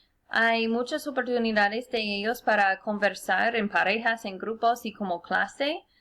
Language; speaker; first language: Spanish; non-native, fluent; English